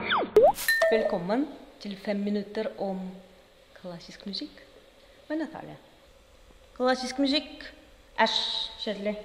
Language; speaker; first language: Norwegian; non-native, fluent; Russian